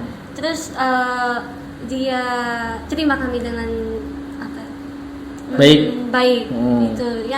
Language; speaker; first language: Indonesian; non-native, learner; Filipino